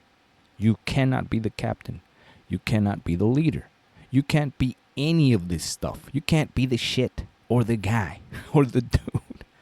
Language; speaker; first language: English; native; English